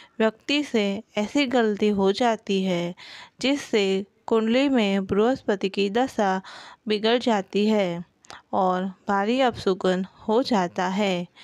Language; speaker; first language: Hindi; non-native, local second language; Gujarati